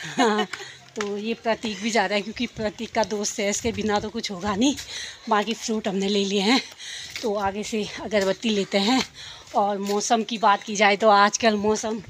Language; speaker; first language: Hindi; native; Hindi